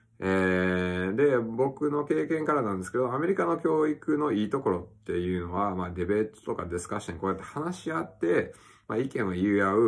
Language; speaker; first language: Japanese; early bilingual, other home language; English